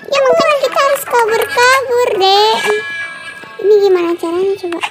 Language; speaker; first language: Indonesian; native; Indonesian